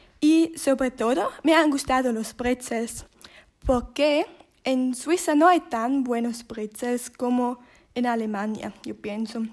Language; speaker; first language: Spanish; non-native, learner; Swiss German